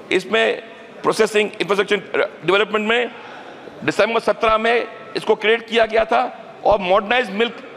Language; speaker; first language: Hindi; native; Hindi